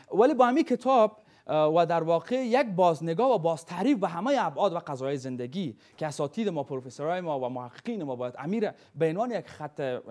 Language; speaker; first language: Persian; native; Persian